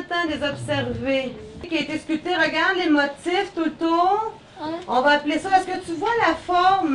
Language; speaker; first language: French; native; French